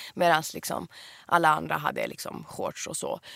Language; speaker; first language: Swedish; early bilingual, other home language; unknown